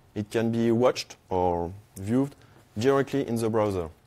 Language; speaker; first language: English; non-native, fluent; French